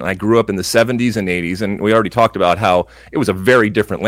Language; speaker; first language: English; native; English